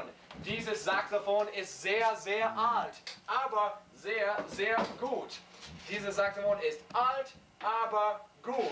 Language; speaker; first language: German; non-native, learner; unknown